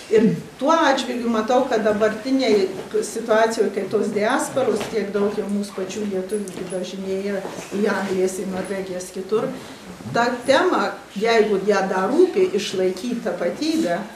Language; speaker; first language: Lithuanian; early bilingual, heritage; Lithuanian